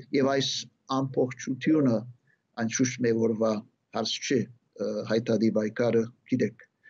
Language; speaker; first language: Armenian; early bilingual, heritage; Armenian